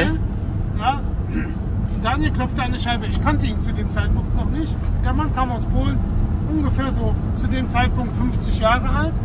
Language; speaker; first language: German; native; German